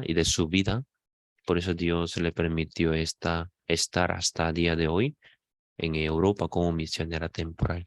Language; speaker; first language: Spanish; non-native, fluent; Korean